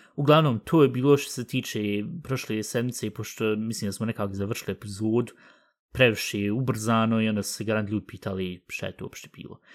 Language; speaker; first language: Bosnian; early bilingual, heritage; Bosnian